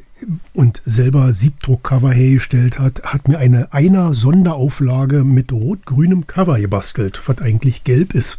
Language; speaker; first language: German; native; German